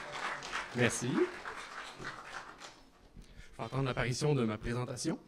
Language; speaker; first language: French; native; French